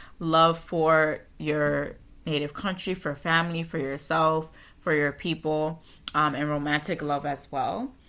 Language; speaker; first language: English; native; English